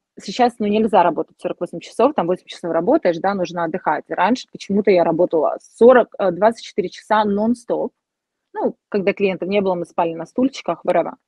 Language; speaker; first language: Russian; native; Russian